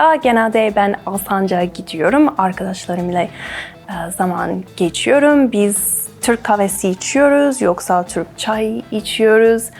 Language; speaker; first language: Turkish; non-native, learner; English